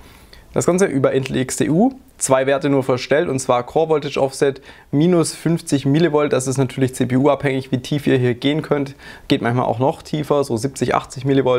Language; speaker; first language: German; native; German